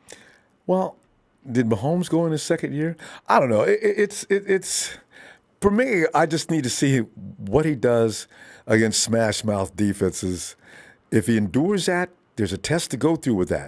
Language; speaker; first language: English; native; English